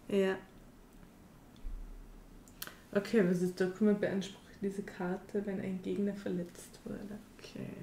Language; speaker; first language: German; native; German